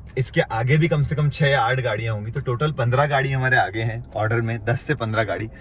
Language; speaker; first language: Hindi; native; Hindi